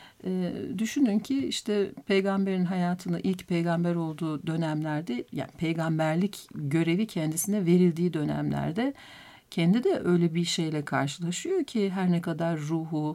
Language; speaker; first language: Turkish; native; Turkish